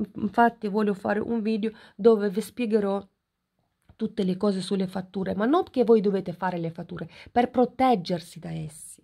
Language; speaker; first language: Italian; non-native, fluent; Ukrainian